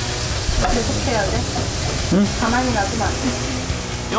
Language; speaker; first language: Korean; native; Korean